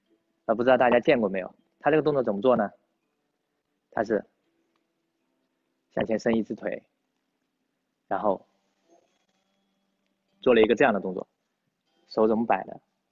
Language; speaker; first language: Chinese; native; Chinese